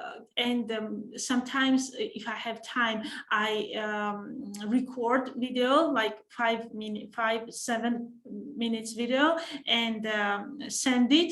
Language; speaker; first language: English; non-native, fluent; Georgian